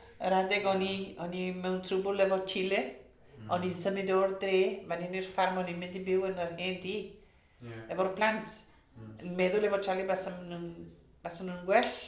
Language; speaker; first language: Welsh; early bilingual, heritage; Welsh